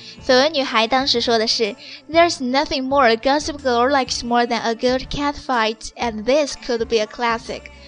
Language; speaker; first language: English; non-native, fluent; Chinese